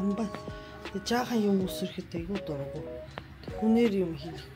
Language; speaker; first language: Mongolian; non-native, fluent; Japanese